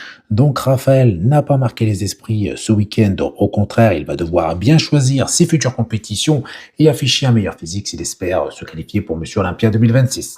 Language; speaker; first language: French; native; French